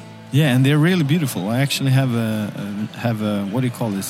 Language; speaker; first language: English; non-native, fluent; Swedish